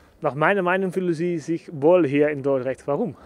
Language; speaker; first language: German; non-native, learner; Dutch